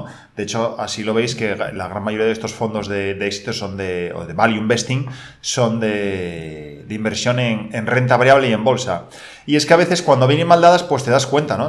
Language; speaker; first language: Spanish; native; Spanish